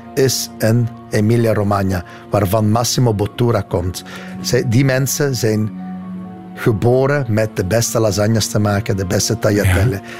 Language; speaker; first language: Dutch; native; Dutch